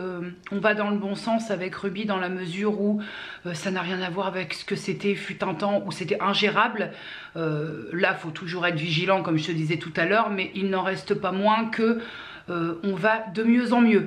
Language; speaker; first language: French; native; French